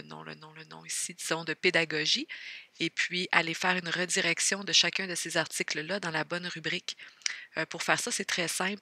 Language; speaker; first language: French; native; French